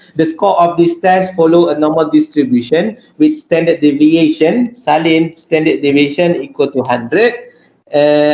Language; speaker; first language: English; non-native, local second language; Malay